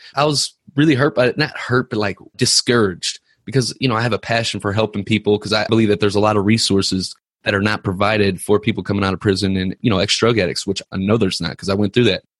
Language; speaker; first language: English; native; English